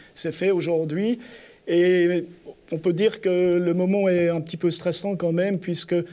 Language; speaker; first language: French; native; French